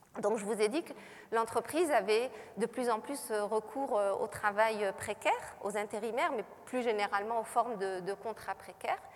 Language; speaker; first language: French; non-native, local second language; Arabic